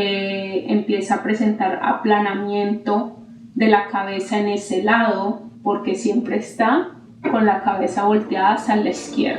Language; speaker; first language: Spanish; native; Spanish